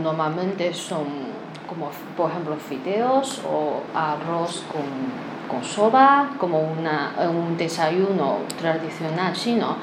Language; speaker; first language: Spanish; non-native, learner; Chinese